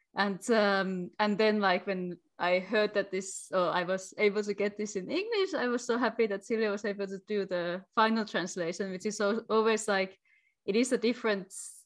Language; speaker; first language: English; non-native, fluent; Finnish